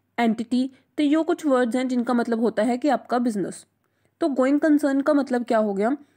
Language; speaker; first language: Hindi; non-native, local second language; Punjabi